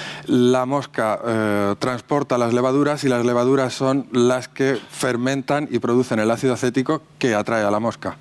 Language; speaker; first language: Spanish; native; Spanish